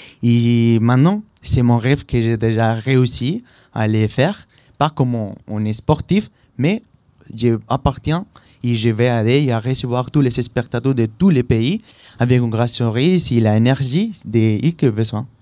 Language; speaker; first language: French; non-native, learner; Spanish